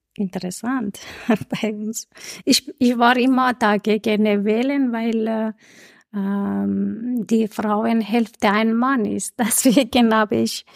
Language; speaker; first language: German; non-native, fluent; Persian